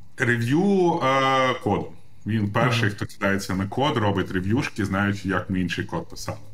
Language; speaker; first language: Ukrainian; non-native, local second language; Russian